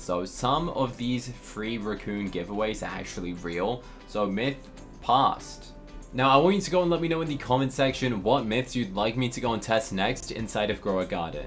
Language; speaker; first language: English; native; English